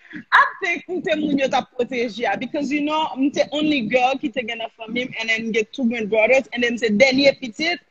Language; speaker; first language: English; non-native, learner; Haitian Creole